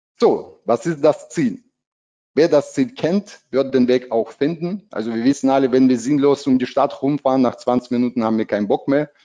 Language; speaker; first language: German; non-native, fluent; Russian